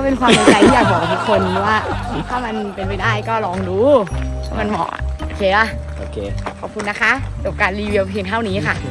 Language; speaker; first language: Thai; native; Thai